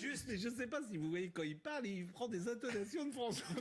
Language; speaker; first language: French; native; French